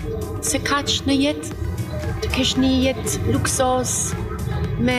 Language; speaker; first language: Albanian; non-native, learner; English